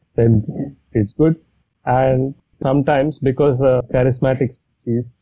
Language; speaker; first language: English; non-native, local second language; Tamil